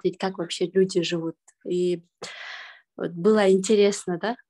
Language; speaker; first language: Russian; non-native, local second language; Kyrgyz